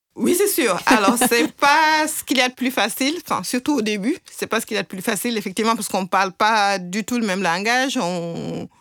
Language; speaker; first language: French; non-native, local second language; Wolof